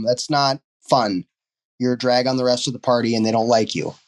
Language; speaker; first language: English; native; English